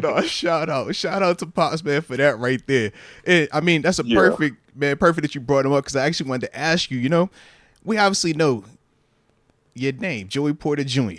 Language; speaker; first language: English; native; English